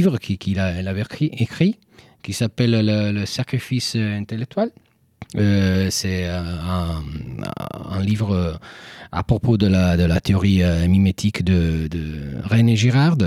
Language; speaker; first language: French; non-native, fluent; Italian